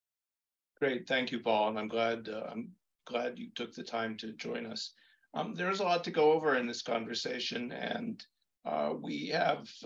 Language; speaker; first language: English; native; English